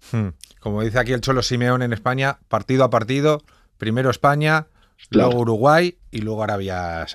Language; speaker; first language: Spanish; native; Spanish